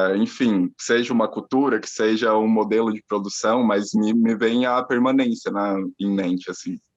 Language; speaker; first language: Portuguese; native; Portuguese